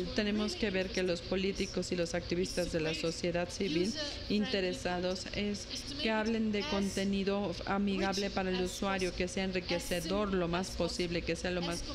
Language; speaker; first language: Spanish; non-native, fluent; Ukrainian